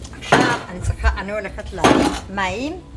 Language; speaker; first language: Hebrew; non-native, fluent; Amharic